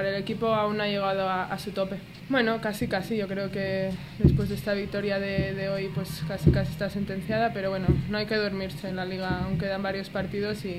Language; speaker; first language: Spanish; native; Spanish